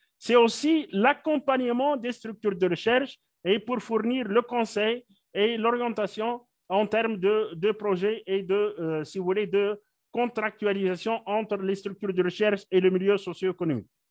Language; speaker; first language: French; non-native, local second language; Arabic